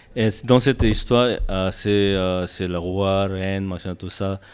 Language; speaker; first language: French; non-native, learner; Tibetan